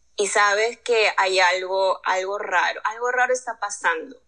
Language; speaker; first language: Spanish; native; Spanish